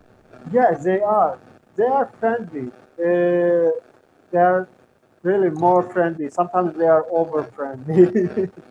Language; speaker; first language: English; non-native, fluent; Turkmen